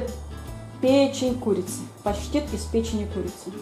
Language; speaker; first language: Russian; native; Russian